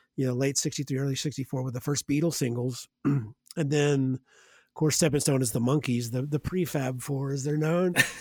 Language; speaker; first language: English; native; English